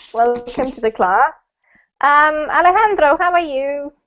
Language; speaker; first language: English; native; English